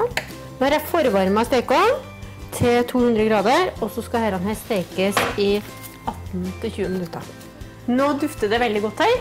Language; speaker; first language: Norwegian; native; Norwegian